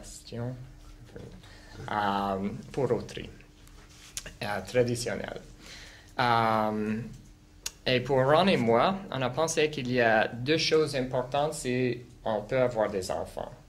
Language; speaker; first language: French; non-native, local second language; English